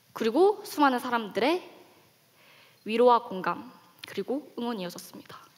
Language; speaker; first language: Korean; native; Korean